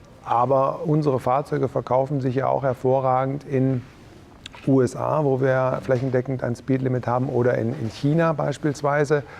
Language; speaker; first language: German; native; German